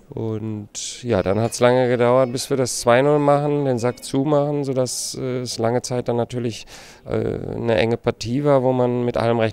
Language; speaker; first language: German; native; German